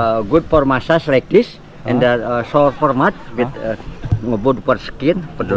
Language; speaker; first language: English; non-native, learner; Indonesian